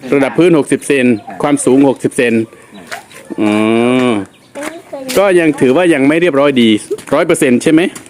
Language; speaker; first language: Thai; non-native, local second language; Khmer